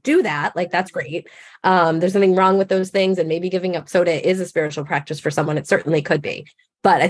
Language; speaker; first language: English; native; English